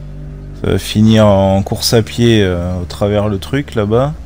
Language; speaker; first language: French; native; French